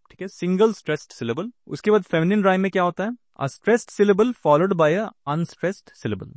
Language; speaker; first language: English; non-native, local second language; Hindi